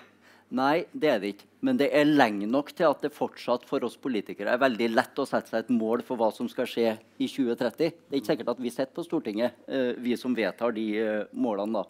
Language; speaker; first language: Norwegian; native; Norwegian